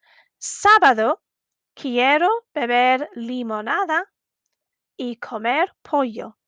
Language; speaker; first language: Spanish; non-native, fluent; English